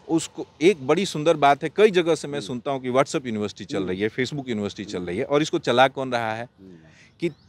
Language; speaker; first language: Hindi; native; Hindi